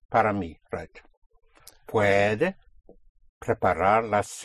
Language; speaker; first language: Spanish; non-native, fluent; English